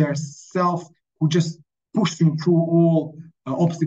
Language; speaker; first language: English; non-native, fluent; Serbian